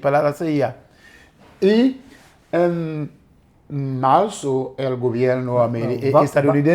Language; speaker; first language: Spanish; non-native, fluent; Haitian Creole